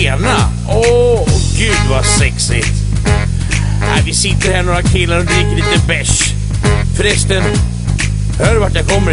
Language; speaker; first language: Swedish; native; Swedish